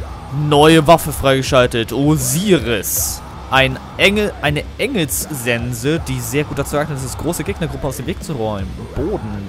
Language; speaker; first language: German; native; German